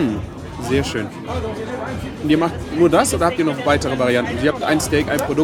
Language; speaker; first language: German; native; German